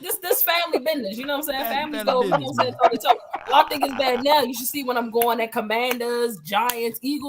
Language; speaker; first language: English; native; English